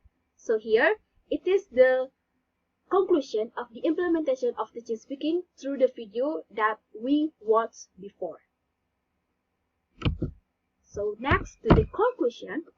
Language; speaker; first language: English; non-native, learner; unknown